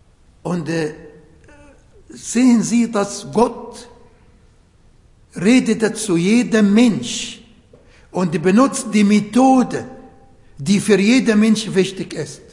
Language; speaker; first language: German; non-native, fluent; Arabic